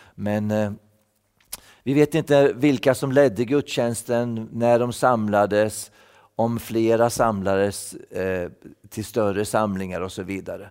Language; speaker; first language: Swedish; native; Swedish